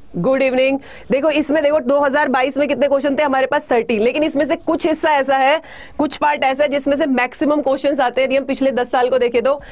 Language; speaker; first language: Hindi; native; Hindi